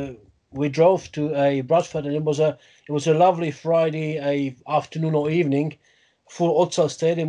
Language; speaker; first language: English; non-native, fluent; Czech